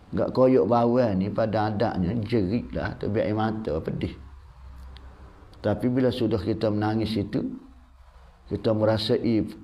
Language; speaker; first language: Malay; native; Malay